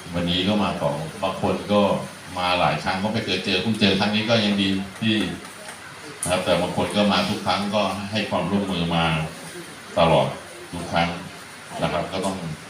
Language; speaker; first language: Thai; native; Thai